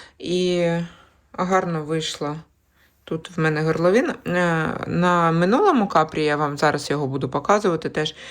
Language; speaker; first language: Ukrainian; native; Ukrainian